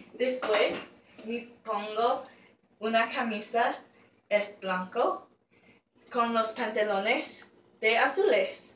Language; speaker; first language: Spanish; non-native, learner; English